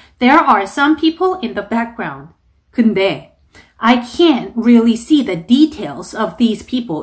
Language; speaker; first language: English; non-native, fluent; Korean